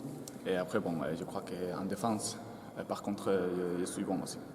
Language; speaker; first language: French; non-native, fluent; Spanish